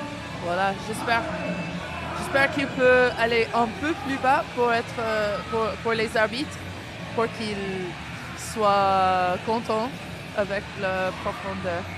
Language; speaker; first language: French; non-native, learner; English